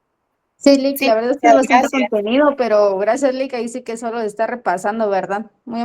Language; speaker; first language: Spanish; native; Spanish